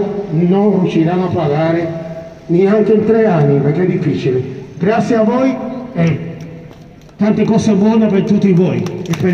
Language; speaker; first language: Italian; non-native, fluent; Spanish